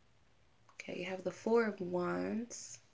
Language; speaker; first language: English; native; English